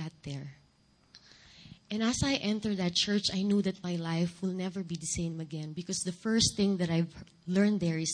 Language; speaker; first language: English; non-native, local second language; Filipino